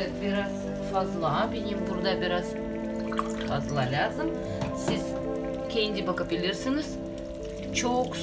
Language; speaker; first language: Turkish; non-native, learner; Russian